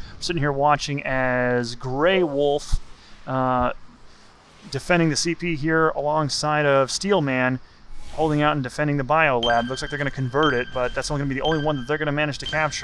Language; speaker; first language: English; native; English